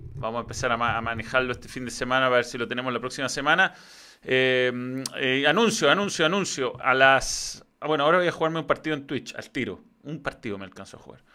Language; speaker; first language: Spanish; native; Spanish